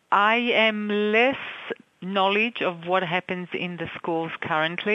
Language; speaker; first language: English; non-native, fluent; Hebrew